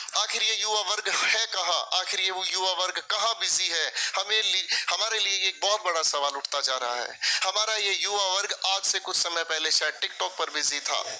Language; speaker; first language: Hindi; native; Hindi